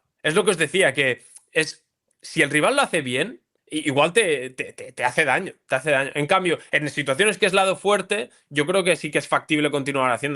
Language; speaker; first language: Spanish; native; Spanish